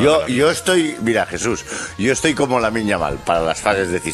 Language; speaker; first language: Spanish; native; Spanish